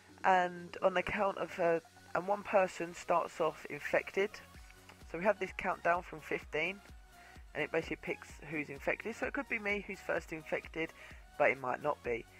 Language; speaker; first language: English; native; English